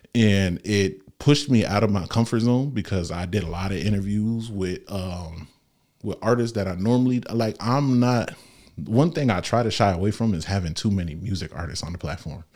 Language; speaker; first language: English; native; English